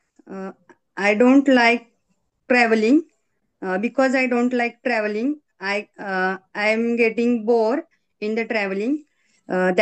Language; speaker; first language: English; non-native, learner; Marathi